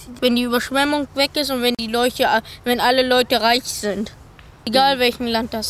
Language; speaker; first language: German; early bilingual, other home language; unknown